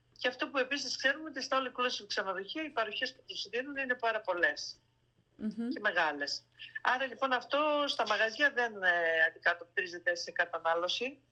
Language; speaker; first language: Greek; native; Greek